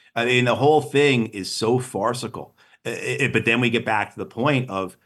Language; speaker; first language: English; native; English